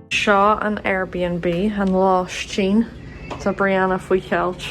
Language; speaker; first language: Irish; non-native, learner; English